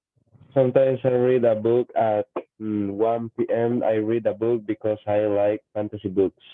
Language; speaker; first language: English; non-native, learner; Spanish